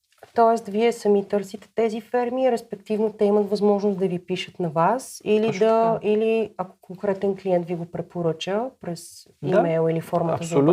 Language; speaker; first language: Bulgarian; native; Bulgarian